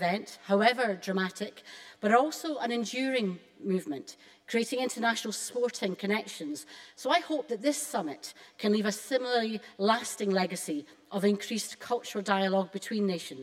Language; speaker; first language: English; native; English